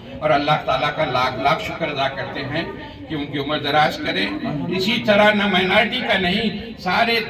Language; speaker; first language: Urdu; native; Urdu